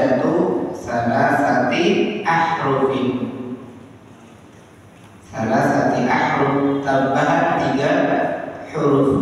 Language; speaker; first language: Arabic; non-native, fluent; Indonesian